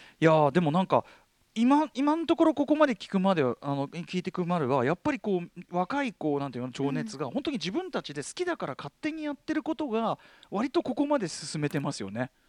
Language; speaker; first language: Japanese; native; Japanese